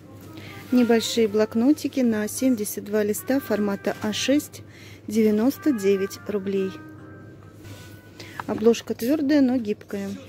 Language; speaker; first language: Russian; native; Russian